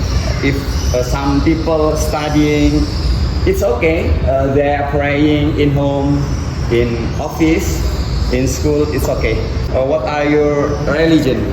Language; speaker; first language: English; non-native, learner; Indonesian